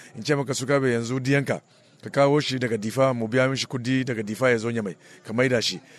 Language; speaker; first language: Hausa; non-native, local second language; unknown